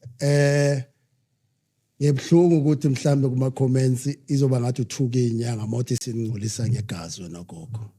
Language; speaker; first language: Zulu; non-native, local second language; Southern Sotho